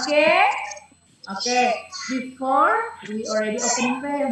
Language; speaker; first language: English; non-native, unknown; Indonesian